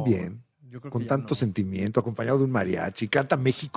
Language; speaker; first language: Spanish; native; Spanish